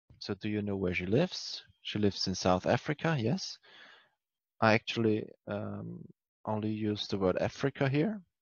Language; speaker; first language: English; non-native, fluent; German